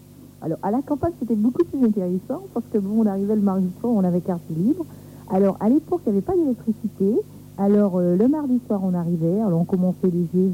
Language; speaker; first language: French; native; French